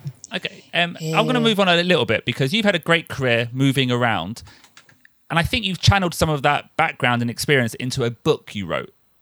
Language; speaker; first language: English; native; English